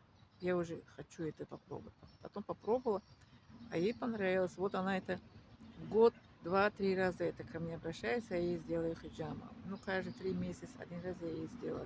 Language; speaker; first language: Russian; non-native, learner; Tajik